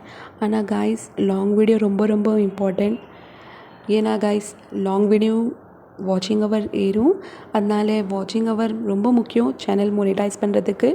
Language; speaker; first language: Tamil; non-native, local second language; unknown